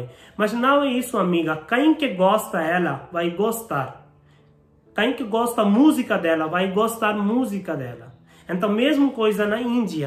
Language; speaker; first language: Portuguese; non-native, learner; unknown